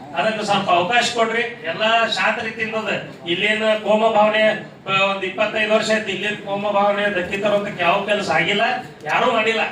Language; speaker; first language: Kannada; native; Kannada